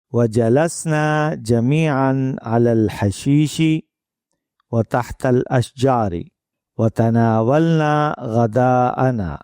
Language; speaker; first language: Arabic; non-native, fluent; Urdu